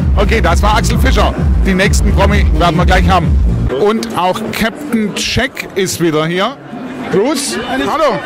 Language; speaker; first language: German; native; German